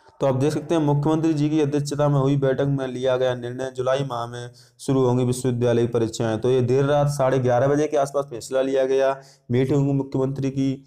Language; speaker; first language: Hindi; native; Hindi